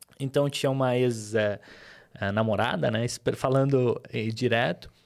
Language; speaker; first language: Portuguese; early bilingual, other home language; Arabic